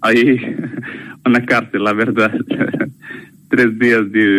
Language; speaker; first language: Spanish; non-native, learner; Arabic